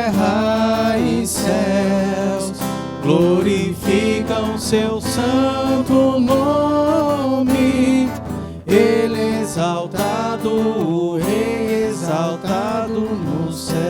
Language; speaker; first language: Portuguese; native; Portuguese